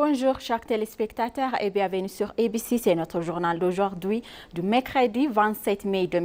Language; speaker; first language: French; non-native, fluent; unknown